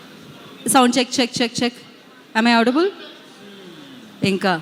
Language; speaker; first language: Telugu; native; Telugu